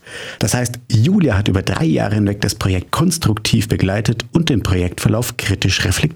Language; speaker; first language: German; native; German